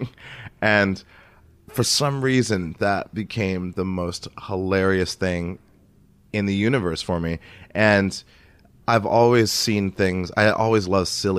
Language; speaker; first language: English; native; English